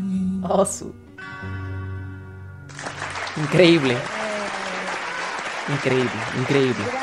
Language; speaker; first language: Spanish; native; Spanish